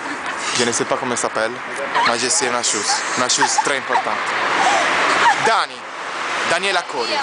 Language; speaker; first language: French; non-native, learner; Italian